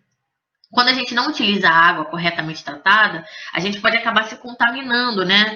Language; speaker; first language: Portuguese; native; Portuguese